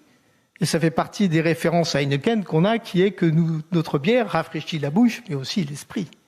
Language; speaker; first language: French; native; French